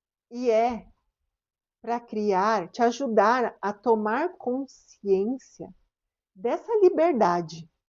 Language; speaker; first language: Portuguese; native; Portuguese